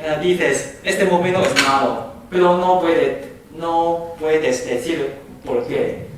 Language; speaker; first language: Spanish; non-native, fluent; Chinese